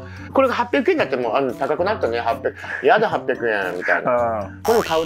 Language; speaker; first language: Japanese; native; Japanese